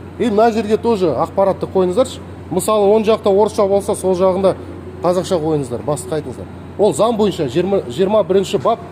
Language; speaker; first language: Kazakh; non-native, local second language; Russian